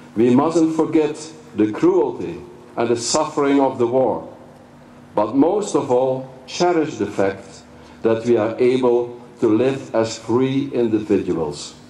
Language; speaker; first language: English; non-native, fluent; Dutch